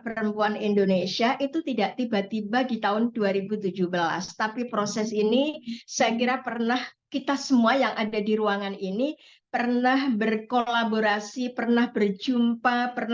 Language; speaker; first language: Indonesian; native; Indonesian